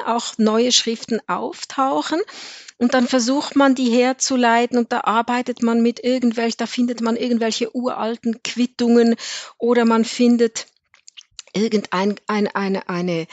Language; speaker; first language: German; native; German